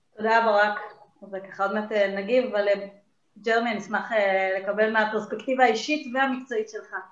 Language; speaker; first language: Hebrew; early bilingual, other home language; Spanish